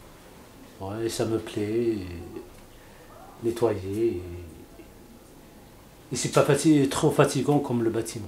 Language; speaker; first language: French; non-native, learner; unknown